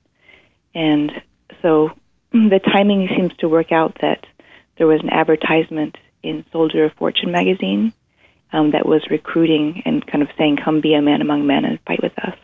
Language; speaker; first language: English; native; English